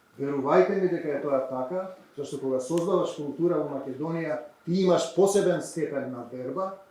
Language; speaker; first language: Macedonian; native; Macedonian